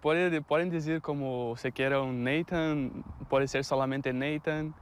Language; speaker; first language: English; non-native, learner; Portuguese